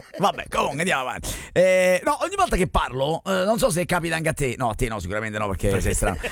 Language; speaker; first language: Italian; native; Italian